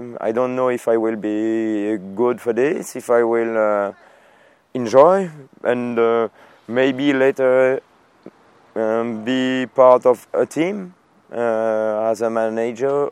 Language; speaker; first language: English; non-native, fluent; French